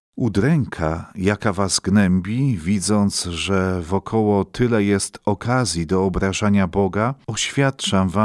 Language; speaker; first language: Polish; native; Polish